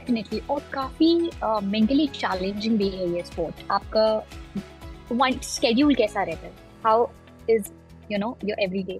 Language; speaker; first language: Hindi; native; Hindi